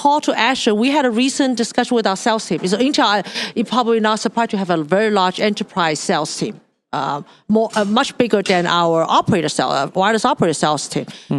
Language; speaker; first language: English; non-native, local second language; Cantonese